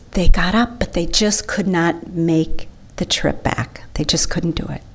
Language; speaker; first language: English; native; English